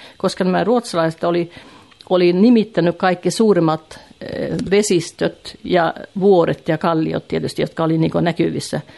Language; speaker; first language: Finnish; native; Finnish